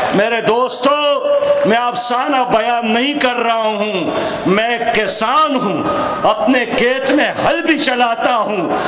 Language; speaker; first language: Urdu; non-native, local second language; Pashto